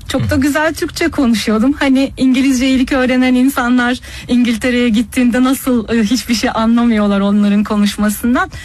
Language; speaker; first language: Turkish; early bilingual, heritage; Turkish